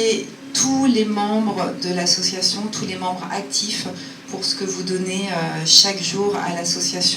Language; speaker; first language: French; native; French